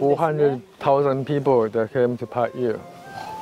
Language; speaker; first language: English; non-native, learner; Japanese